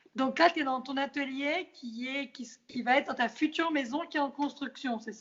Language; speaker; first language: French; native; French